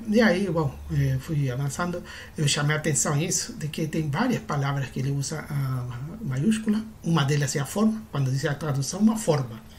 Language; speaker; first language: Portuguese; non-native, fluent; Spanish